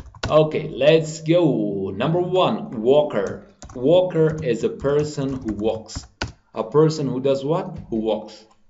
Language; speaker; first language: English; non-native, fluent; Persian